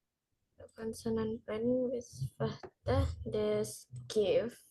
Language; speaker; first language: English; non-native, learner; Indonesian